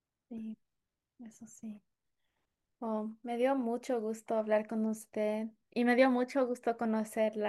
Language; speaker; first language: Spanish; non-native, fluent; English